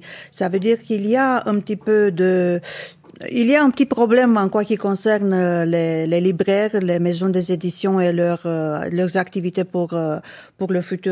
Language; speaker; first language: French; non-native, fluent; Romanian